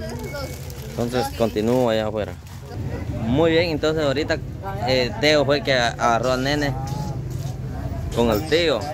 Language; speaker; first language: Spanish; native; Spanish